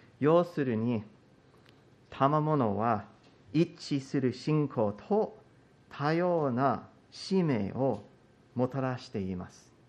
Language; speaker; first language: Japanese; non-native, fluent; English